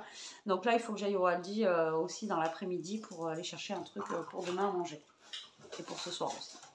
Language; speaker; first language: French; native; French